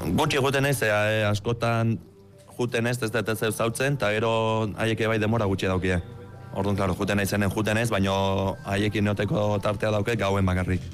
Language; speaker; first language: Basque; early bilingual, other home language; Romanian